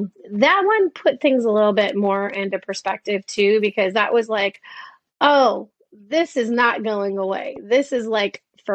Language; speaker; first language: English; native; English